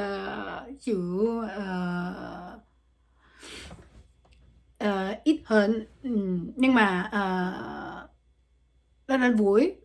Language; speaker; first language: Vietnamese; non-native, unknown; French